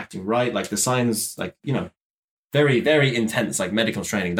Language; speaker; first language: English; native; English